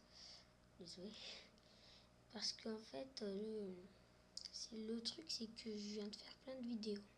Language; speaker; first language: French; native; French